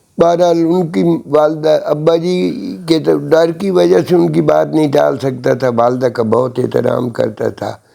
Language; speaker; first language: Urdu; non-native, local second language; Punjabi